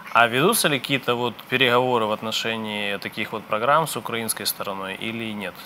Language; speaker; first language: Russian; native; Russian